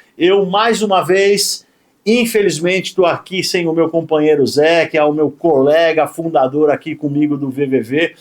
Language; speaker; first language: Portuguese; native; Portuguese